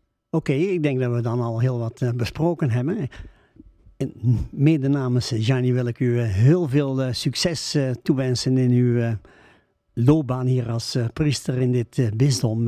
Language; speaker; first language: Dutch; native; Dutch